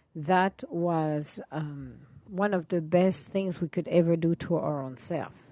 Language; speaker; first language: English; non-native, fluent; Italian